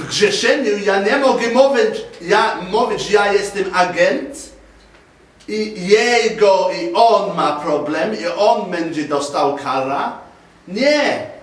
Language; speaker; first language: Polish; non-native, learner; English